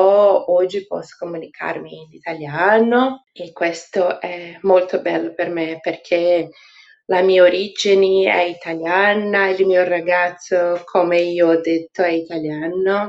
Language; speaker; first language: Italian; early bilingual, heritage; Portuguese